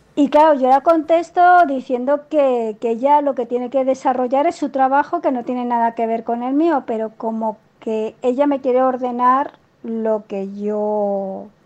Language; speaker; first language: Spanish; native; Spanish